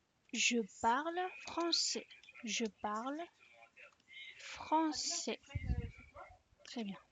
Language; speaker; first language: French; non-native, fluent; Spanish